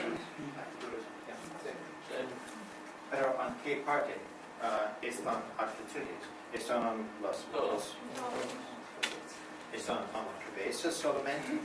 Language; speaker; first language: Spanish; non-native, learner; English